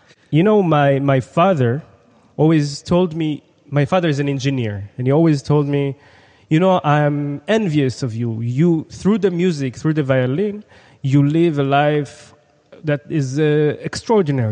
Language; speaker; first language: English; non-native, fluent; Hebrew